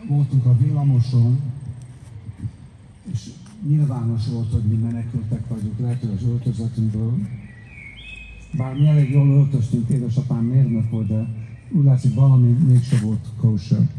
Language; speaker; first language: Hungarian; early bilingual, heritage; Hungarian